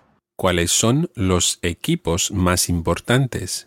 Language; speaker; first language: Spanish; non-native, fluent; English